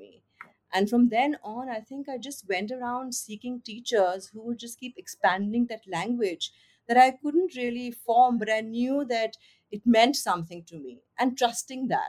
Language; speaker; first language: English; non-native, local second language; Hindi